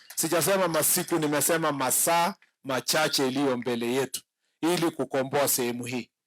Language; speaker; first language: Swahili; non-native, local second language; Kalenjin